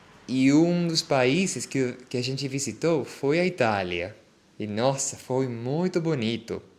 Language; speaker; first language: Portuguese; non-native, fluent; Spanish